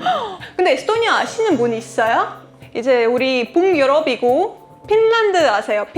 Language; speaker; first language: Korean; non-native, fluent; Estonian